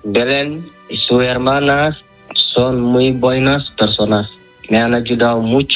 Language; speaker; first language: Spanish; non-native, learner; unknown